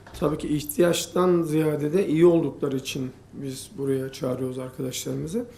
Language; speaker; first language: Turkish; native; Turkish